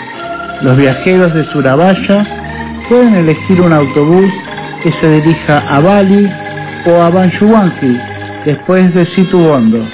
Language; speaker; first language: Spanish; non-native, fluent; Indonesian